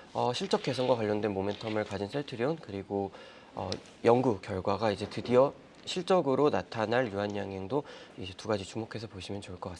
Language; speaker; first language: Korean; native; Korean